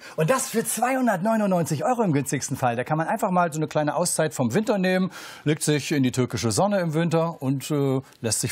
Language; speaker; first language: German; native; German